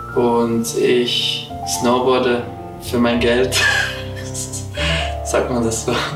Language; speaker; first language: German; early bilingual, other home language; Russian